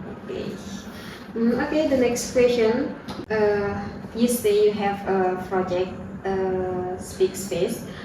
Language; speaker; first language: English; non-native, learner; Indonesian